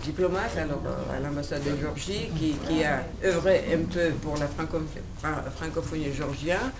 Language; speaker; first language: French; non-native, fluent; Georgian